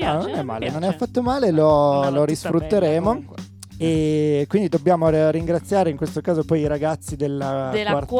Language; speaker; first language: Italian; native; Italian